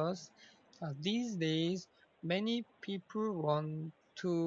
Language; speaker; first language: English; non-native, learner; Korean